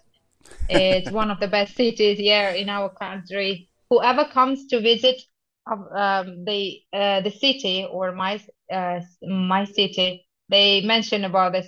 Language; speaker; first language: English; non-native, fluent; Tajik